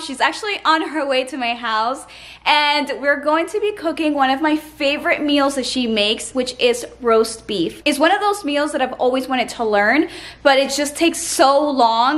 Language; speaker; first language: English; early bilingual, other home language; Spanish